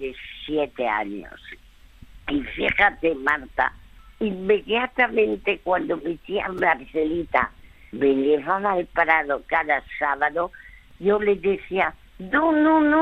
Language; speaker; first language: Spanish; early bilingual, other home language; French